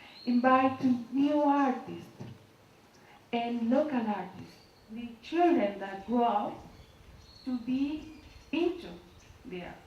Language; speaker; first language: English; non-native, learner; Spanish